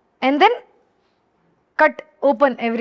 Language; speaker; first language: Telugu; non-native, local second language; Hindi